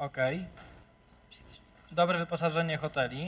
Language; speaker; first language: Polish; native; Polish